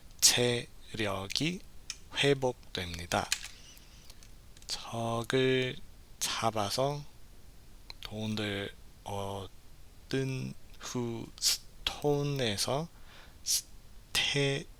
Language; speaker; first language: Korean; non-native, learner; English